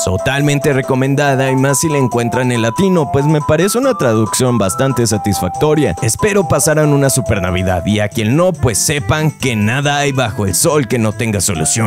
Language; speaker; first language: Spanish; native; Spanish